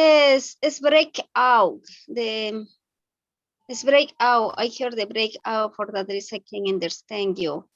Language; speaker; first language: English; non-native, learner; Spanish